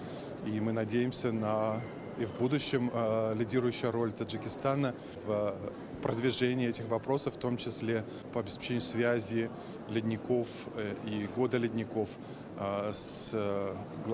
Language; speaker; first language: Russian; native; Russian